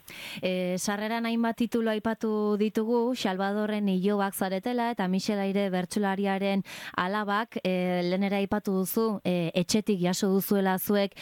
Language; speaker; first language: Basque; native; Basque